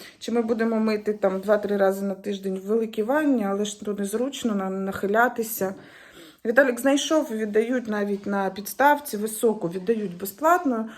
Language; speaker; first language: Ukrainian; native; Ukrainian